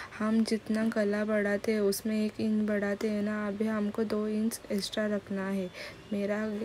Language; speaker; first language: Hindi; non-native, local second language; Marathi